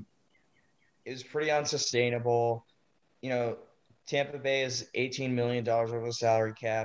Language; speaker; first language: English; native; English